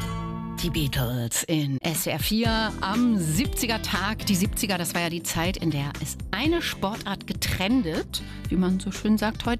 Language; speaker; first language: German; native; German